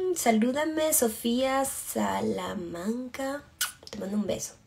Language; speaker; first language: Spanish; native; Spanish